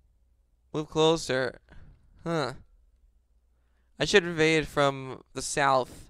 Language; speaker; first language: English; native; English